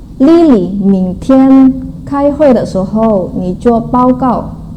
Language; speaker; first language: Chinese; non-native, fluent; Indonesian